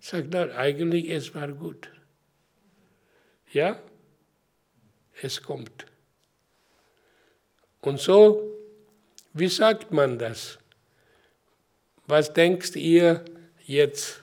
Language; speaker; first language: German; non-native, learner; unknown